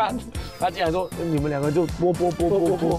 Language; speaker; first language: Chinese; native; Chinese